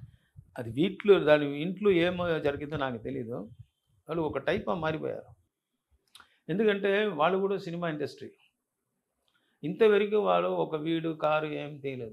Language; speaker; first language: Telugu; non-native, learner; Tamil